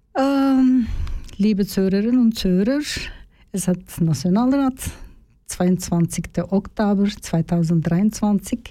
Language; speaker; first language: German; non-native, learner; Turkish